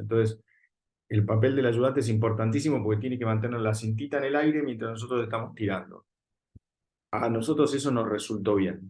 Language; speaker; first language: Spanish; native; Spanish